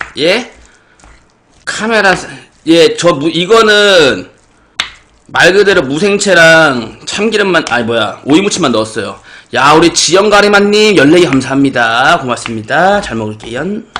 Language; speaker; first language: Korean; native; Korean